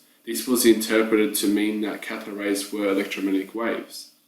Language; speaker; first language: English; native; English